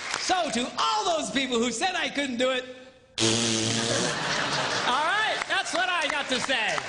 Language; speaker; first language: English; native; English